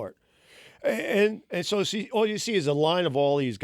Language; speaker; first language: English; native; English